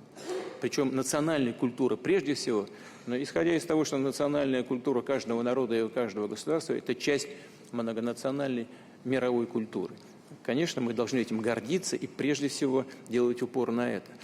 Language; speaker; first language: Russian; native; Russian